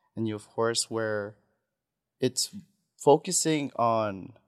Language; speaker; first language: English; non-native, fluent; Filipino